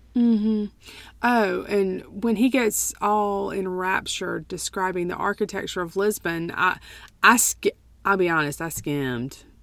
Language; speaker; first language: English; native; English